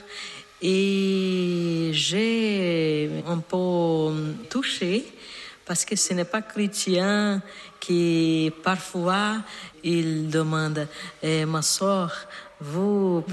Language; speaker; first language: French; non-native, learner; Portuguese